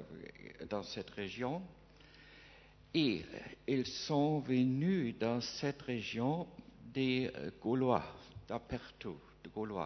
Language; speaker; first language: French; non-native, fluent; German